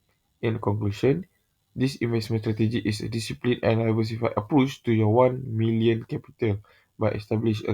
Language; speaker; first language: English; non-native, local second language; Malay